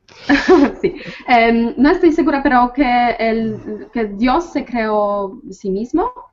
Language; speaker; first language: Spanish; non-native, fluent; Polish